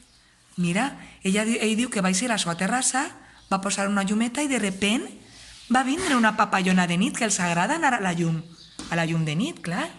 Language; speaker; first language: Catalan; native; Catalan